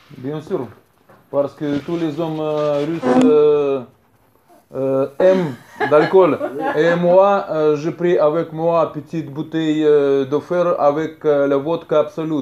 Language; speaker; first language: French; non-native, learner; Russian